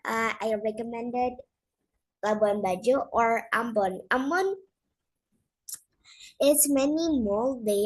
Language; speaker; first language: English; non-native, learner; Indonesian